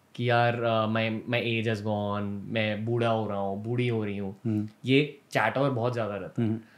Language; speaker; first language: Hindi; native; Hindi